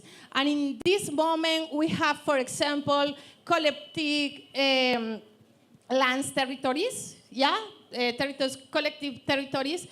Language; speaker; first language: English; non-native, learner; Spanish